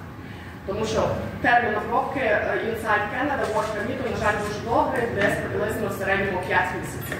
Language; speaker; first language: Ukrainian; native; Ukrainian